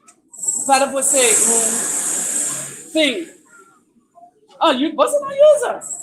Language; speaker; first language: Portuguese; non-native, learner; English